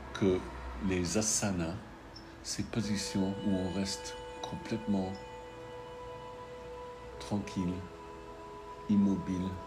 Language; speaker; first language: French; non-native, fluent; English